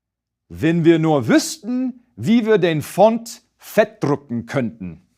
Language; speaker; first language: German; non-native, fluent; English